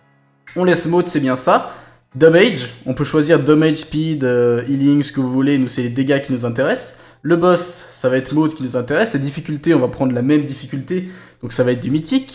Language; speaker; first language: French; native; French